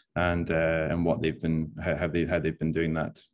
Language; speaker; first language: English; native; English